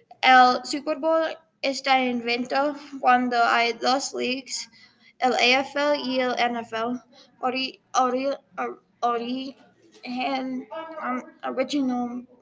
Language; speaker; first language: Spanish; non-native, learner; English